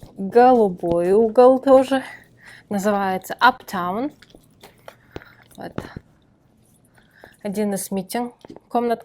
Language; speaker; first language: Russian; non-native, local second language; Kyrgyz